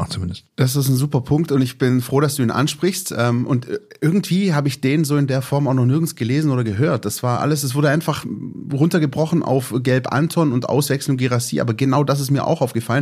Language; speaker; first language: German; native; German